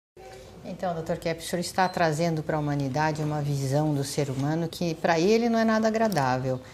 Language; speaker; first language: Portuguese; native; Portuguese